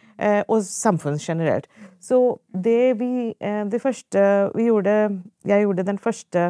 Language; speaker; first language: Norwegian; non-native, fluent; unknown